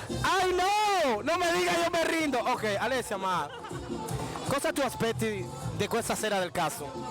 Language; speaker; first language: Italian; non-native, fluent; Spanish